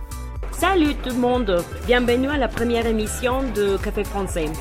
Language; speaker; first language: French; non-native, learner; Spanish